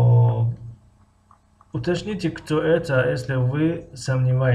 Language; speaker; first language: Russian; non-native, fluent; Tajik